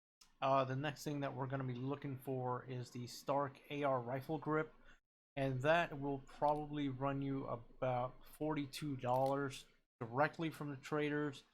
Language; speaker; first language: English; native; English